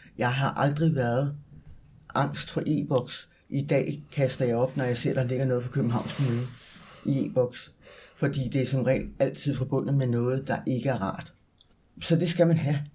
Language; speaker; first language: Danish; native; Danish